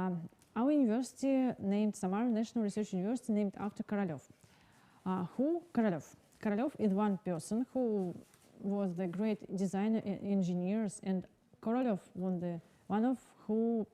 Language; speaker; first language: English; non-native, learner; Russian